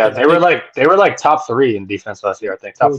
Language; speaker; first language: English; native; English